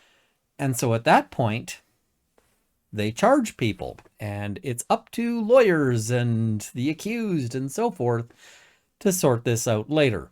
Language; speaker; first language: English; native; English